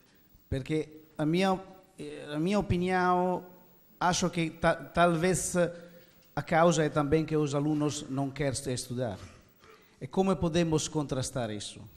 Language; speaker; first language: Portuguese; non-native, learner; Italian